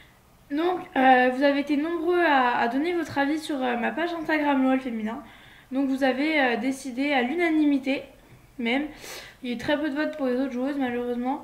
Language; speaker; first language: French; native; French